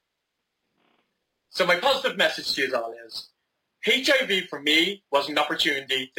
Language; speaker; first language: English; native; English